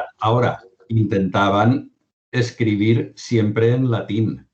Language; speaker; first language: Spanish; non-native, local second language; Catalan